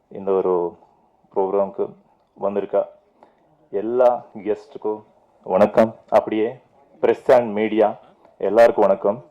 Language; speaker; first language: Tamil; non-native, fluent; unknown